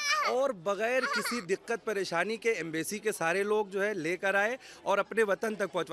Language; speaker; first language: Hindi; native; Hindi